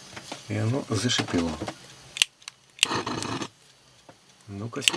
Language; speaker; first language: Russian; native; Russian